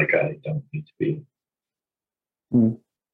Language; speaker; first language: English; native; English